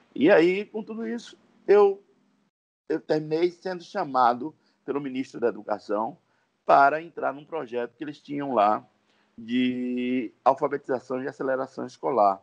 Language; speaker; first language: Portuguese; native; Portuguese